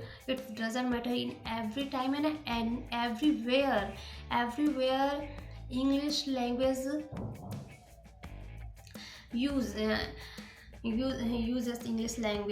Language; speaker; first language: English; non-native, learner; Hindi